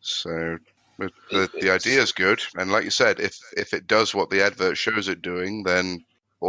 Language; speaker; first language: English; native; English